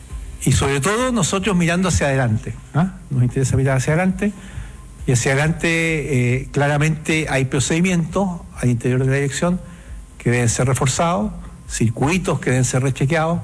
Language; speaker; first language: Spanish; native; Spanish